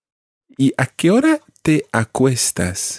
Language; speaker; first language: Spanish; non-native, fluent; English